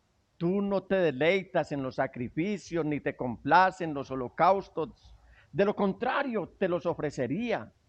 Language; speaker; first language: Spanish; native; Spanish